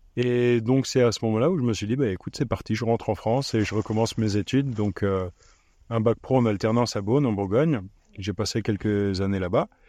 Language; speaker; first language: French; native; French